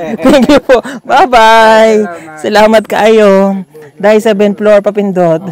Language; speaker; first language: Filipino; native; Filipino